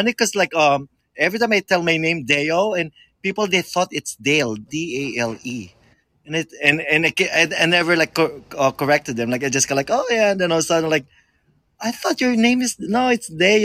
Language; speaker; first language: English; non-native, local second language; Filipino